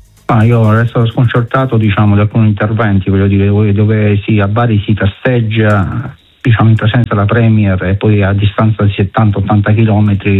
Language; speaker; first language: Italian; native; Italian